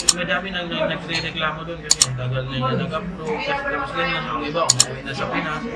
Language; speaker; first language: Filipino; native; Filipino